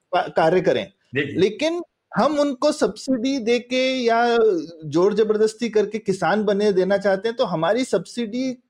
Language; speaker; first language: Hindi; native; Hindi